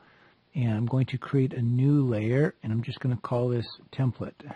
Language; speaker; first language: English; native; English